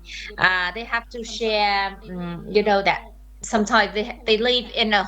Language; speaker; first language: English; non-native, fluent; Vietnamese